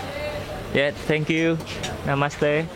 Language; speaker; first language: English; non-native, learner; Vietnamese